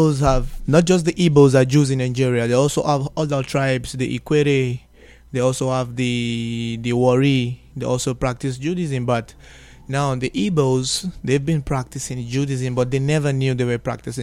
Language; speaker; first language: English; non-native, local second language; Igbo